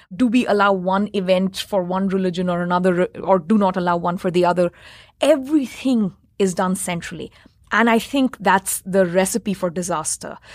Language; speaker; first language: English; non-native, local second language; Hindi